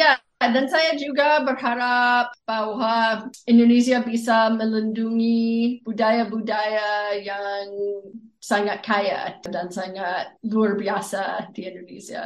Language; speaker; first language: Indonesian; non-native, fluent; English